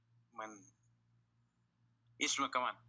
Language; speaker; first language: Arabic; non-native, learner; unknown